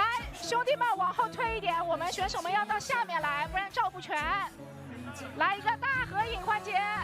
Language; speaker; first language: Chinese; native; Chinese